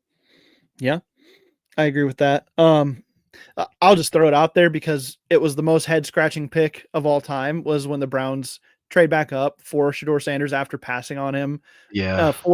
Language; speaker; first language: English; native; English